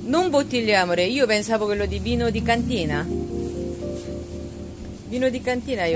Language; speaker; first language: Italian; non-native, learner; Korean